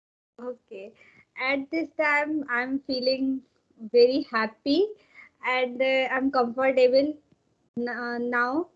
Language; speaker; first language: English; non-native, learner; Hindi